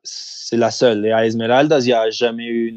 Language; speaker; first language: French; early bilingual, heritage; French